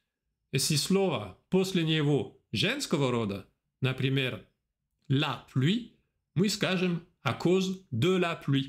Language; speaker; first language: Russian; non-native, fluent; French